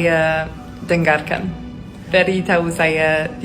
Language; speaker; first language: Indonesian; non-native, learner; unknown